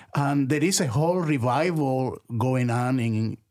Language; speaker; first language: English; non-native, fluent; Spanish